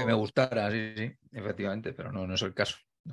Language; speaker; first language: Spanish; native; Spanish